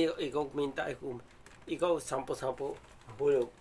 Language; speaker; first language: Filipino; non-native, learner; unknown